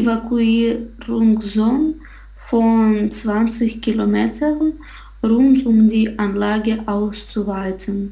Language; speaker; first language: German; non-native, learner; Russian